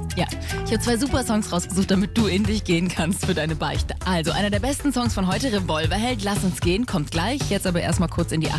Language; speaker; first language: German; native; German